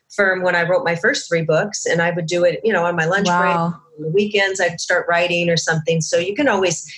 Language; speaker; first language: English; native; English